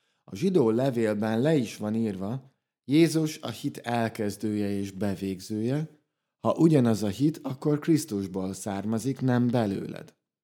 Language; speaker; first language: Hungarian; native; Hungarian